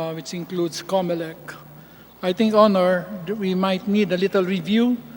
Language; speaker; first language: English; non-native, local second language; Filipino